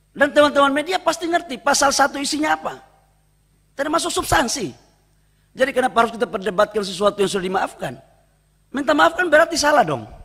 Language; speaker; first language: Indonesian; native; Indonesian